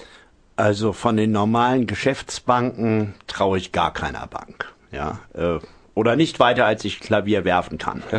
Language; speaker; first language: German; native; German